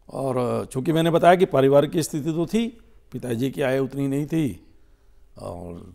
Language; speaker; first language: Hindi; native; Hindi